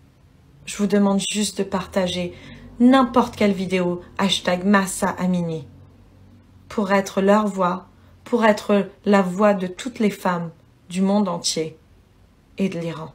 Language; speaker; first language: French; early bilingual, other home language; Persian